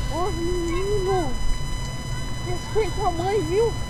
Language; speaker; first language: Portuguese; native; Portuguese